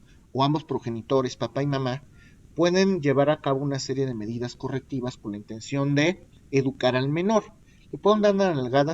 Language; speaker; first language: Spanish; native; Spanish